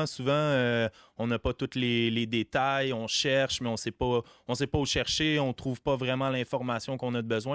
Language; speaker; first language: French; native; French